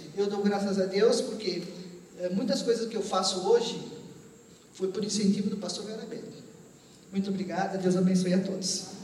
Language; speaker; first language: Portuguese; early bilingual, other home language; Armenian